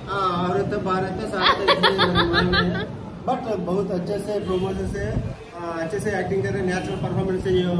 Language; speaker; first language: Hindi; non-native, local second language; Telugu